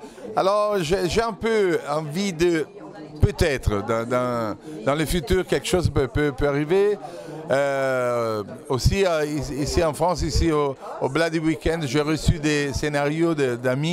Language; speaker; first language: French; non-native, fluent; Italian